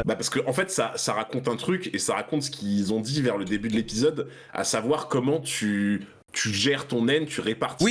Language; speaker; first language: French; native; French